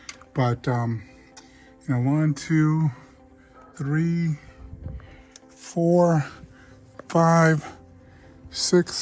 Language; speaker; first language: English; native; English